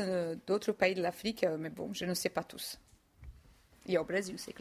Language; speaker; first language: French; non-native, learner; Portuguese